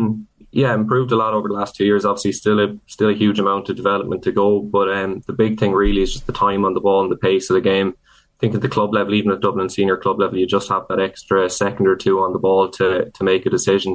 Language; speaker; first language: English; native; English